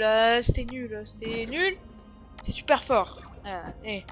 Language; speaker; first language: French; native; French